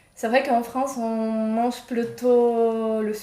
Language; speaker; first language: French; non-native, fluent; Ukrainian